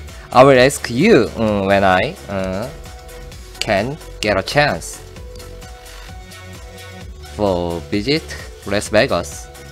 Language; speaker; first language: English; non-native, learner; Korean